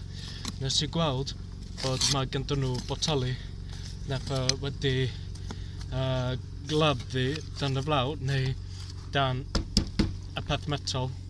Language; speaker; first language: Welsh; non-native, learner; English